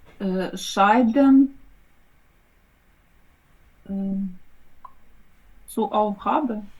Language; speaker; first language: German; non-native, learner; Ukrainian